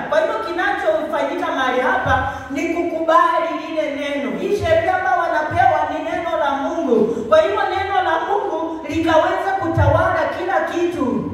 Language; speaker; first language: Swahili; non-native, local second language; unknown